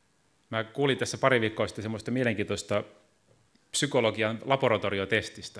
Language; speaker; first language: Finnish; native; Finnish